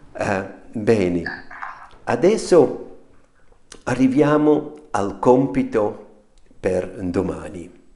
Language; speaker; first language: Italian; non-native, fluent; German